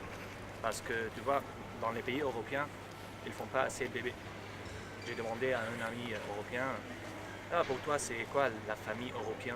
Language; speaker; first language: French; non-native, learner; Arabic